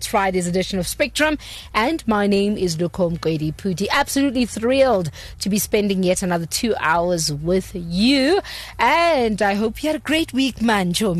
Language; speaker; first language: English; non-native, local second language; Xhosa